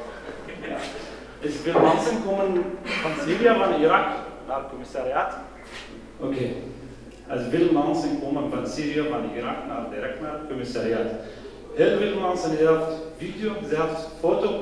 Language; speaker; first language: Dutch; non-native, learner; Arabic